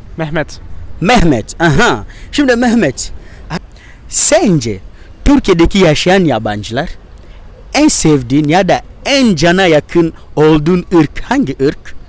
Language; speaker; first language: Turkish; non-native, fluent; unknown